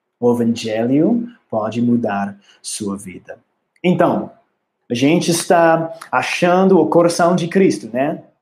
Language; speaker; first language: Portuguese; non-native, learner; English